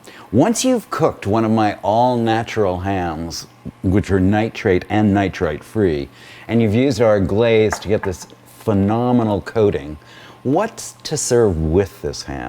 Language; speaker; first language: English; native; English